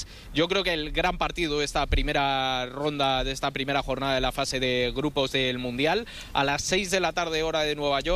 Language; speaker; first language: Spanish; native; Spanish